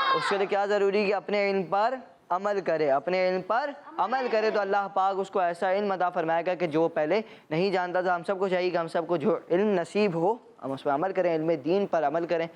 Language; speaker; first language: Urdu; native; Urdu